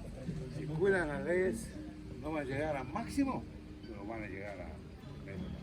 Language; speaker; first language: Spanish; non-native, fluent; Hebrew